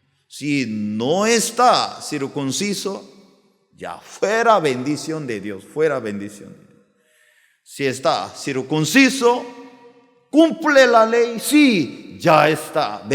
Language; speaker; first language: Spanish; non-native, learner; Korean